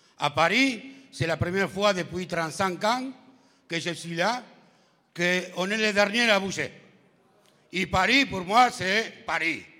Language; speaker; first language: French; non-native, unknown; Spanish